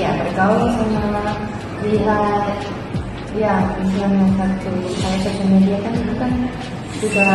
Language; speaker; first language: Indonesian; non-native, local second language; Min Nan Chinese